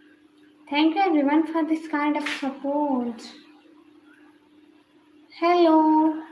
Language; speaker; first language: English; non-native, learner; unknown